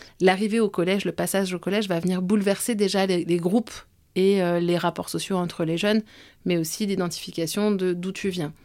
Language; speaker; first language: French; native; French